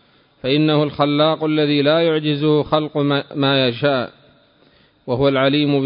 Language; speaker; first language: Arabic; native; Arabic